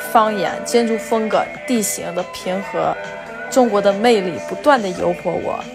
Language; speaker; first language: Chinese; non-native, fluent; English